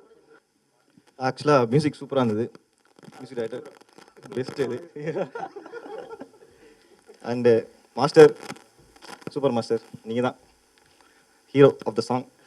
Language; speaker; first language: Telugu; non-native, learner; Tamil